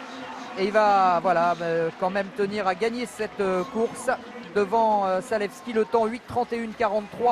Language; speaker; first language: French; native; French